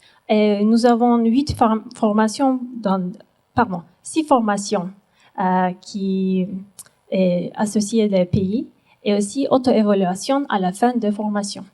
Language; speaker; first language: French; non-native, learner; Turkish